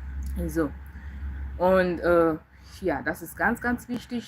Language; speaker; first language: German; non-native, learner; Yoruba